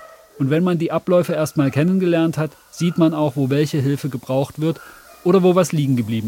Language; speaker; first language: German; native; German